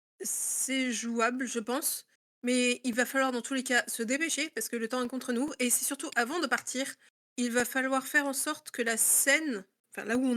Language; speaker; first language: French; native; French